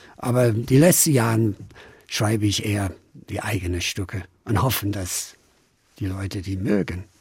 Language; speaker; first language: German; non-native, fluent; English